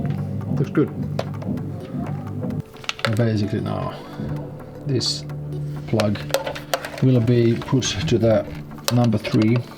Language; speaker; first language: English; non-native, fluent; Finnish